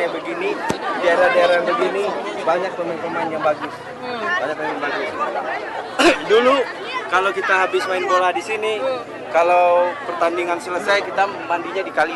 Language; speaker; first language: Indonesian; non-native, local second language; Minangkabau